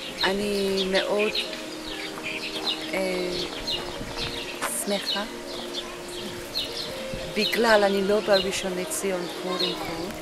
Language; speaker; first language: Hebrew; non-native, learner; English